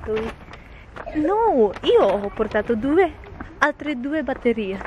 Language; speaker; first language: Italian; non-native, learner; Filipino